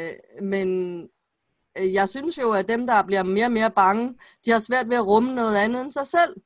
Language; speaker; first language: Danish; native; Danish